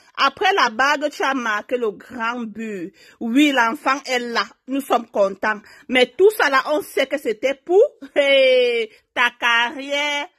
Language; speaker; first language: French; non-native, local second language; Haitian Creole